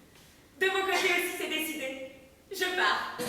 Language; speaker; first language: French; native; French